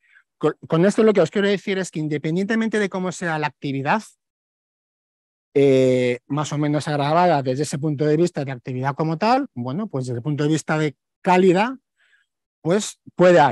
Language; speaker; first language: Spanish; native; Spanish